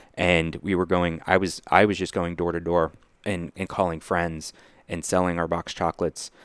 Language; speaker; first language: English; native; English